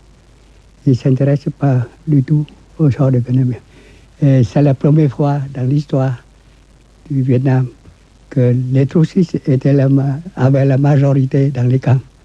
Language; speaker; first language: French; non-native, fluent; Vietnamese